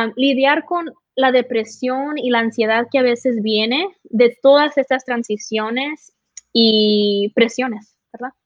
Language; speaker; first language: Spanish; early bilingual, heritage; Spanish